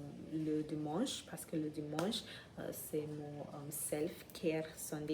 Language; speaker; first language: French; non-native, learner; English